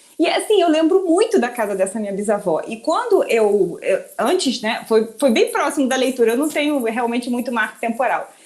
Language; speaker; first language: Portuguese; early bilingual, other home language; Spanish